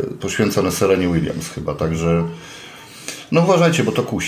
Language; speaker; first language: Polish; native; Polish